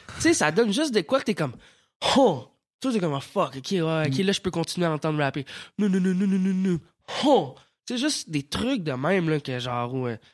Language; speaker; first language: French; native; French